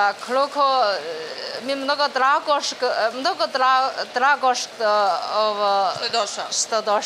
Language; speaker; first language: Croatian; non-native, learner; Chinese